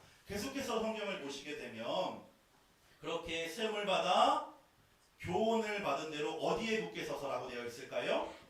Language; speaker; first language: Korean; native; Korean